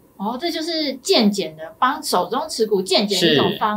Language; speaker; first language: Chinese; native; Chinese